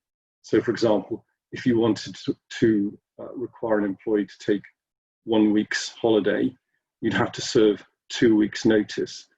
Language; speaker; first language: English; native; English